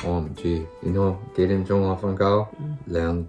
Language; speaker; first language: Cantonese; early bilingual, heritage; Cantonese